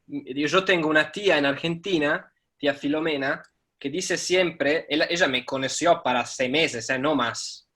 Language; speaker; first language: Spanish; non-native, fluent; Italian